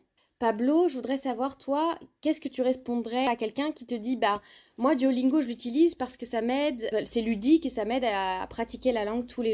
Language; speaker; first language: French; native; French